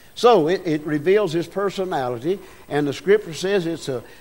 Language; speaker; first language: English; native; English